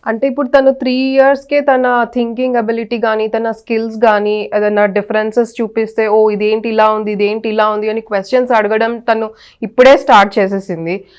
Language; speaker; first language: Telugu; native; Telugu